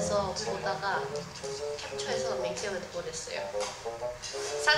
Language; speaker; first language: Korean; non-native, fluent; Thai